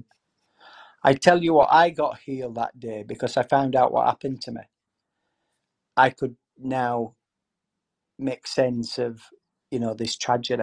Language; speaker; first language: English; native; English